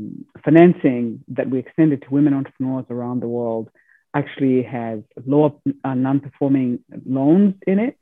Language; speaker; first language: English; non-native, local second language; Shona